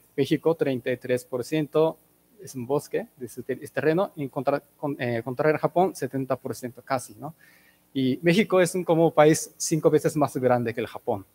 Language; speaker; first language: Spanish; non-native, fluent; Japanese